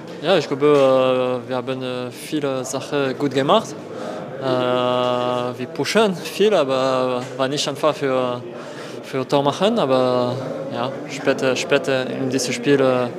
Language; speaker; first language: German; non-native, learner; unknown